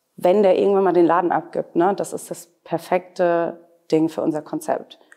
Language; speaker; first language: German; native; German